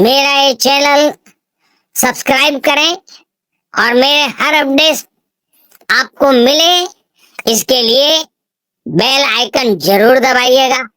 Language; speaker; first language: Hindi; non-native, local second language; Marathi